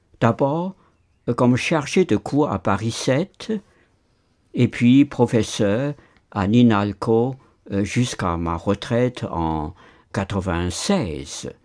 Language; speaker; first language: French; non-native, fluent; Chinese